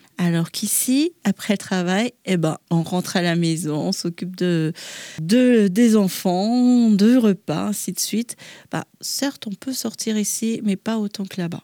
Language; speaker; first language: French; non-native, local second language; Malagasy